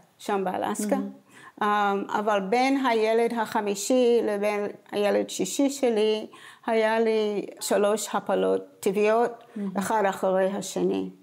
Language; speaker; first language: Hebrew; non-native, fluent; English